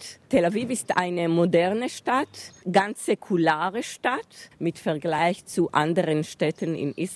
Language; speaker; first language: German; non-native, fluent; Hebrew